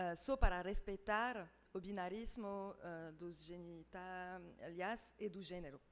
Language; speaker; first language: Portuguese; non-native, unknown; French